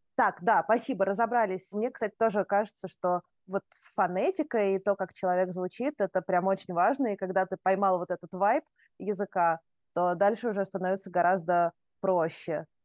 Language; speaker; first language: Russian; native; Russian